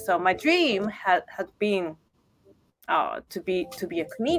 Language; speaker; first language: English; non-native, fluent; Japanese